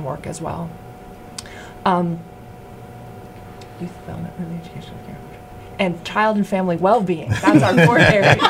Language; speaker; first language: English; native; English